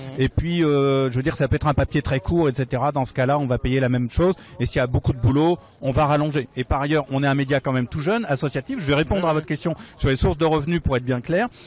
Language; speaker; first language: French; native; French